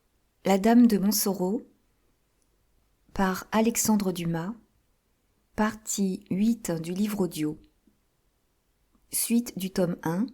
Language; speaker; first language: French; native; French